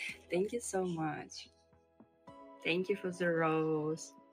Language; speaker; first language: English; non-native, learner; Ukrainian